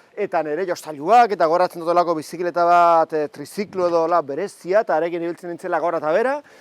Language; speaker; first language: Basque; native; Basque